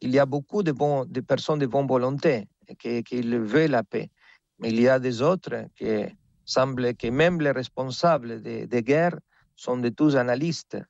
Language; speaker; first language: French; non-native, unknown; Spanish